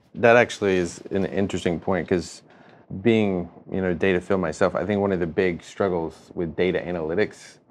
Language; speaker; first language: English; native; English